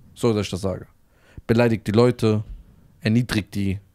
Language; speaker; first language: German; native; German